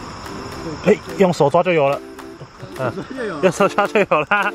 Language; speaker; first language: Chinese; native; Chinese